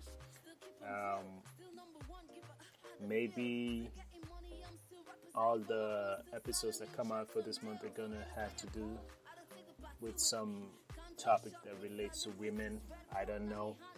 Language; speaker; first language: English; non-native, local second language; Krio